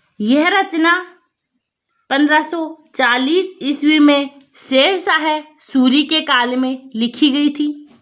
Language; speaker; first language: Hindi; native; Hindi